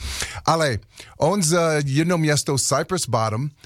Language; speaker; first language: Czech; non-native, learner; English